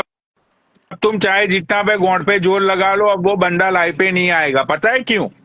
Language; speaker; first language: Hindi; native; Hindi